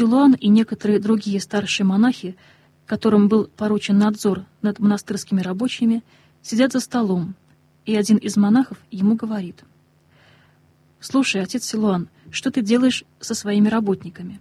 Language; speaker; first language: Russian; native; Russian